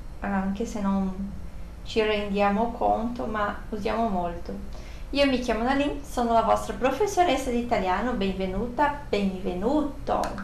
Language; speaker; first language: Italian; non-native, fluent; Portuguese